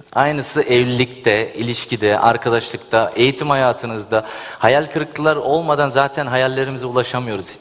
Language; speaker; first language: Turkish; early bilingual, heritage; Turkish